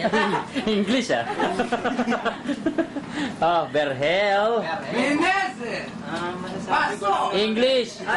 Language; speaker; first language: English; non-native, local second language; Filipino